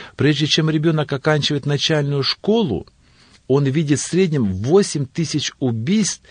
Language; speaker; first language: Russian; native; Russian